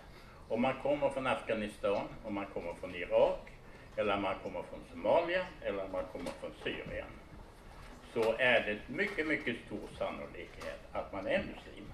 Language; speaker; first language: Swedish; native; Swedish